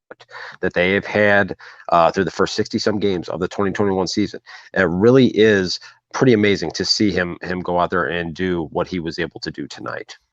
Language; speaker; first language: English; native; English